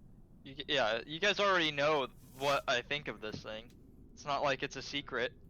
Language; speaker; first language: English; native; English